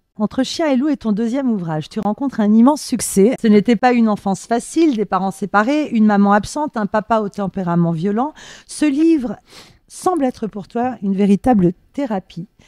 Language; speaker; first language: French; native; French